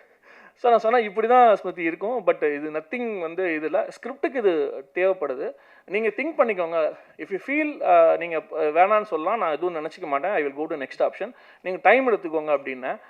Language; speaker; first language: Tamil; native; Tamil